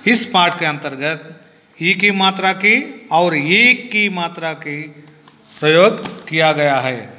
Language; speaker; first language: Hindi; non-native, local second language; Telugu